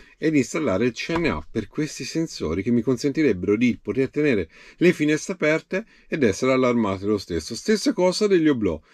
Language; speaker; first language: Italian; native; Italian